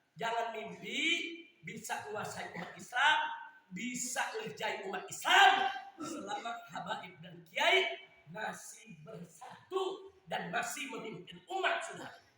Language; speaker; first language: Indonesian; native; Indonesian